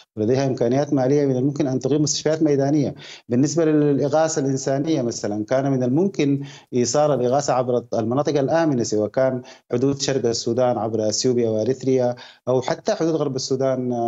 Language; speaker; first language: Arabic; native; Arabic